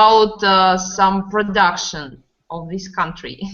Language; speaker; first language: English; non-native, fluent; Russian